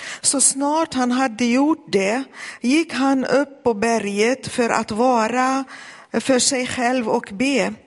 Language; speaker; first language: Swedish; non-native, fluent; Arabic